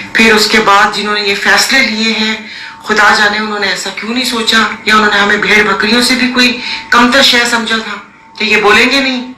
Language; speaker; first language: Urdu; non-native, local second language; Sindhi